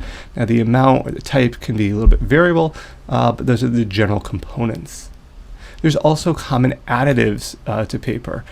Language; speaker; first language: English; native; English